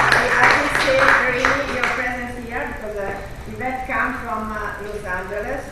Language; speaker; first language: English; non-native, learner; Italian